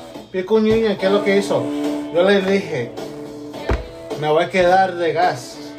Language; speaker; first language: Spanish; early bilingual, heritage; Spanish